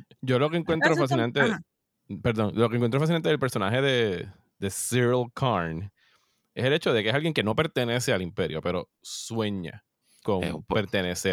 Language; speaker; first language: Spanish; native; Spanish